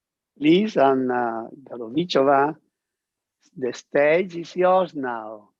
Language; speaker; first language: English; non-native, learner; Italian